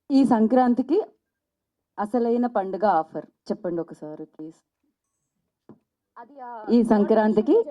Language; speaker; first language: Telugu; native; Telugu